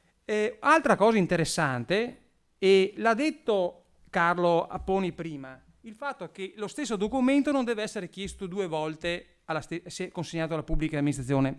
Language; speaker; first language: Italian; native; Italian